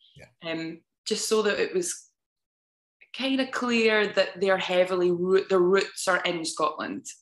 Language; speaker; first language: English; native; English